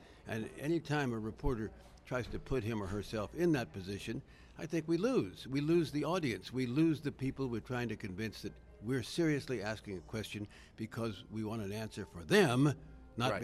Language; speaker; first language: English; native; English